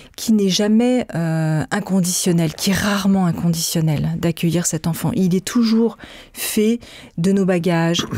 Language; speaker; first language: French; native; French